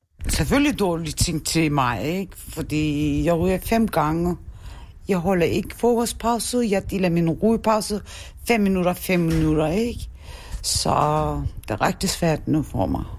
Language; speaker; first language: Danish; non-native, learner; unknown